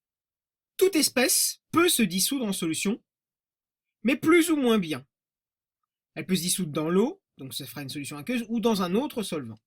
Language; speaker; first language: French; native; French